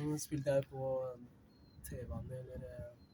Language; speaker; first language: Norwegian; non-native, fluent; Spanish